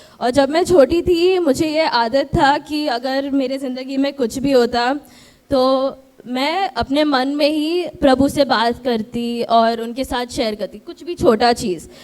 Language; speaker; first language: Hindi; non-native, local second language; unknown